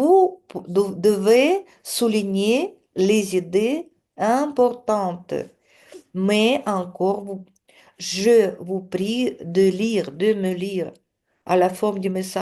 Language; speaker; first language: French; non-native, fluent; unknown